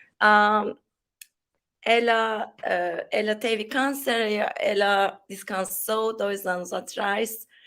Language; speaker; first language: Portuguese; non-native, learner; Turkish